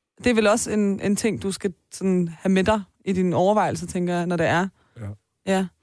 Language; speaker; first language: Danish; early bilingual, other home language; Persian